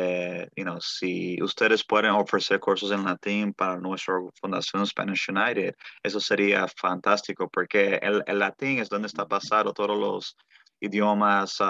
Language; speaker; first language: Spanish; early bilingual, heritage; Spanish